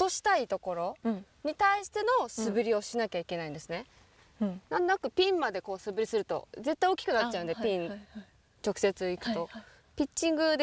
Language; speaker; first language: Japanese; native; Japanese